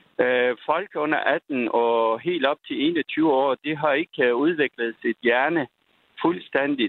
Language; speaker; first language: Danish; non-native, fluent; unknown